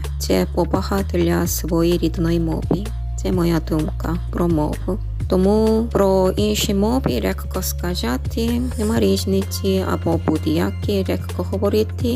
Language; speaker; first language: Ukrainian; non-native, learner; Korean